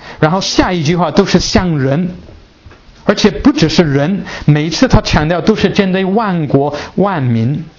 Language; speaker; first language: Chinese; native; Chinese